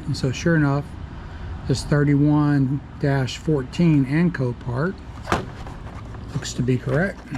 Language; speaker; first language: English; native; English